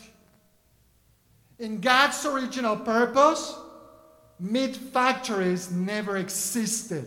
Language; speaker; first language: English; non-native, fluent; Spanish